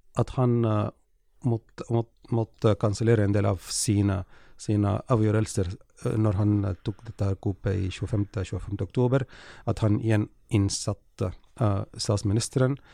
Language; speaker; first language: Norwegian; non-native, fluent; Arabic